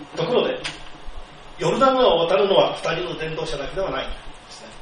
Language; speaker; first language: Japanese; native; Japanese